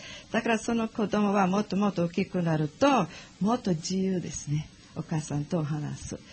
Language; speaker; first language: Japanese; non-native, learner; English